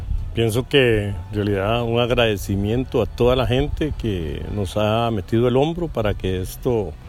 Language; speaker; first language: Spanish; native; Spanish